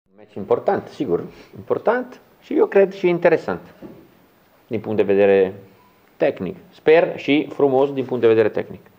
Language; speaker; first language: Romanian; non-native, learner; Italian